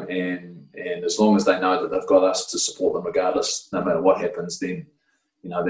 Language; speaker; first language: English; native; English